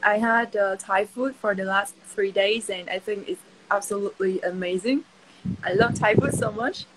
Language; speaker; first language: English; non-native, fluent; Vietnamese